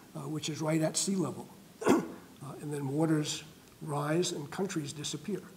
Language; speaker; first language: English; native; English